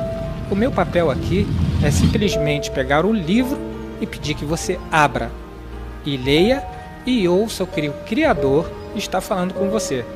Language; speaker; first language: Portuguese; native; Portuguese